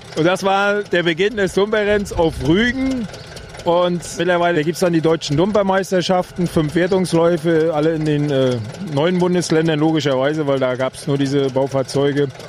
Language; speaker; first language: German; native; German